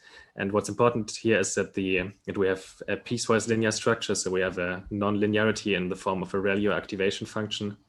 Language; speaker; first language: English; non-native, fluent; German